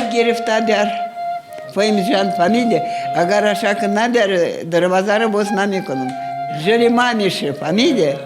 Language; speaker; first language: Persian; non-native, fluent; Russian